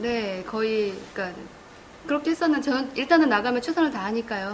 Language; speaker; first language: Korean; native; Korean